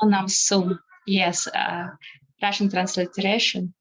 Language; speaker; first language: English; non-native, learner; Russian